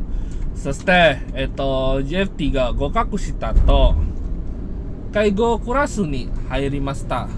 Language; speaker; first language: Japanese; non-native, learner; Indonesian